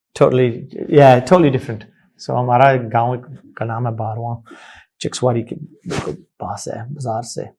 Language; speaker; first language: Urdu; early bilingual, heritage; Urdu